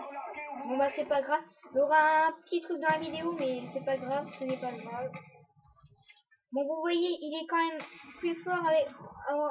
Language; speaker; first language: French; native; French